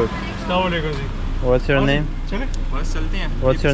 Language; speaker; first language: English; non-native, learner; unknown